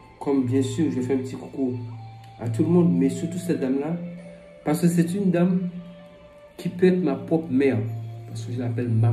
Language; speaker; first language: French; non-native, local second language; Fon